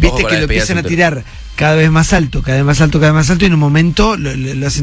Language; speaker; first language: Spanish; native; Spanish